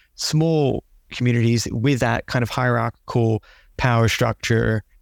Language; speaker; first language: English; native; English